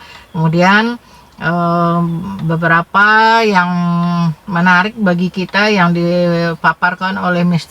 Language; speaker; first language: Indonesian; native; Indonesian